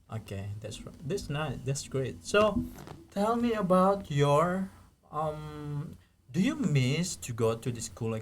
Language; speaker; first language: English; non-native, fluent; Indonesian